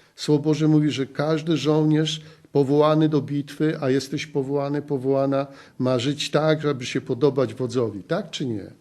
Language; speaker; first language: Polish; native; Polish